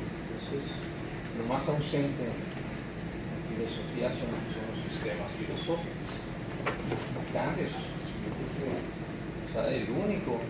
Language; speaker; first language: Spanish; native; Spanish